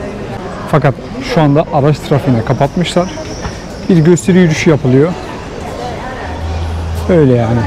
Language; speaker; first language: Turkish; native; Turkish